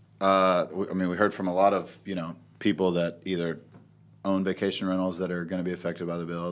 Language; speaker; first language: English; native; English